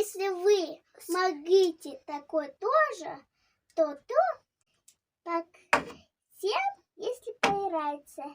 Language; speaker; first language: Russian; non-native, learner; Tajik